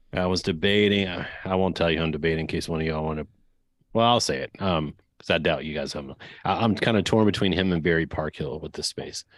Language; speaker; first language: English; native; English